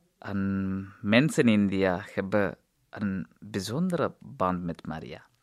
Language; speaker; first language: Dutch; non-native, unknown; Tamil